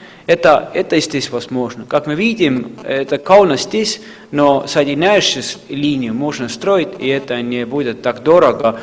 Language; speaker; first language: Russian; non-native, fluent; Estonian